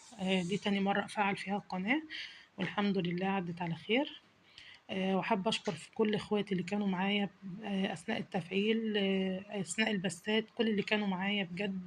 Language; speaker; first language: Arabic; native; Arabic